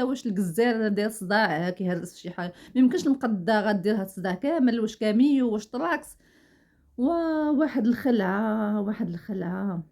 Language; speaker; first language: Arabic; native; Arabic